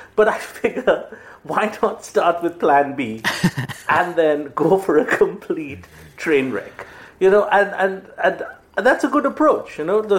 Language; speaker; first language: English; non-native, local second language; Bangla